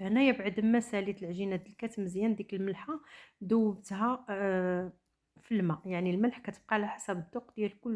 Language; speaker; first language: Arabic; native; Arabic